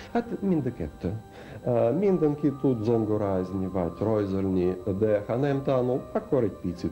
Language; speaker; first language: Hungarian; non-native, learner; Russian